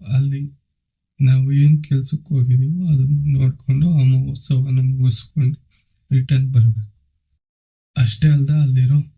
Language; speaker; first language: Kannada; non-native, local second language; Telugu